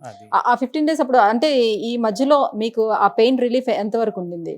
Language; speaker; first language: Telugu; native; Telugu